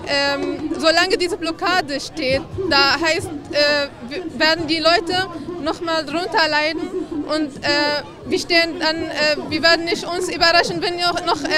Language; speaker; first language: German; non-native, learner; Arabic